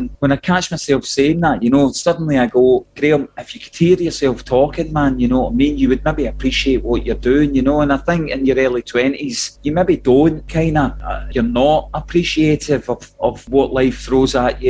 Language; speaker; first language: English; native; English